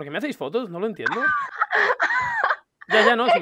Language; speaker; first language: Spanish; native; Spanish